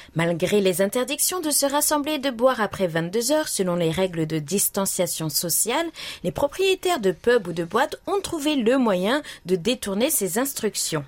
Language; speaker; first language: French; native; French